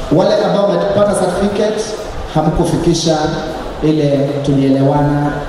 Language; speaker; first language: Swahili; native; Swahili